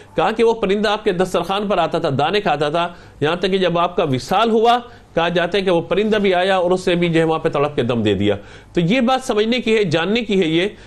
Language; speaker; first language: Urdu; native; Urdu